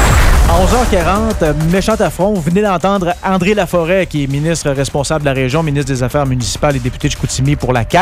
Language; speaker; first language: French; native; French